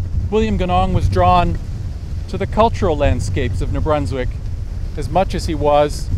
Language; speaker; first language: English; native; English